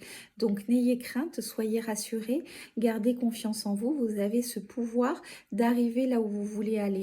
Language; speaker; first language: French; native; French